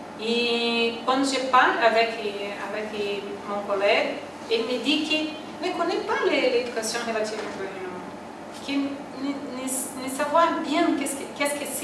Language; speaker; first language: French; non-native, learner; Portuguese